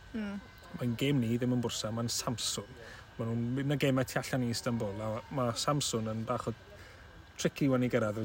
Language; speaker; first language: Welsh; native; Welsh